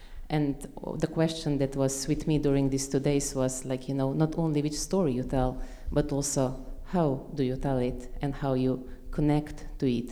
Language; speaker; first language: English; non-native, fluent; Slovenian